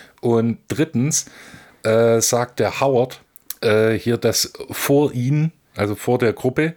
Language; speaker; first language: German; native; German